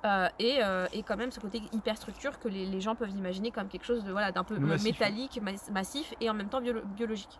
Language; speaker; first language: French; native; French